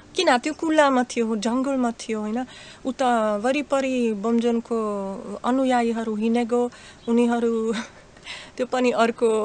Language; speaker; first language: Nepali; non-native, learner; Slovak